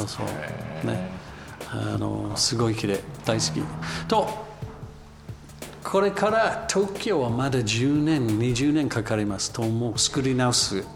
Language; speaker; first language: Japanese; non-native, learner; English